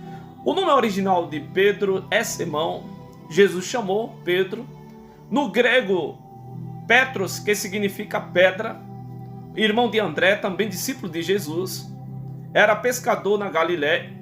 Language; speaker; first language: Portuguese; native; Portuguese